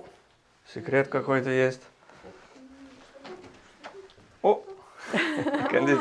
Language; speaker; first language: Russian; non-native, fluent; English